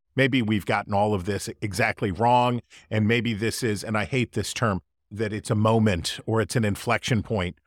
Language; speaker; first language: English; native; English